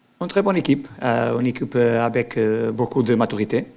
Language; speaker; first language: French; non-native, learner; Portuguese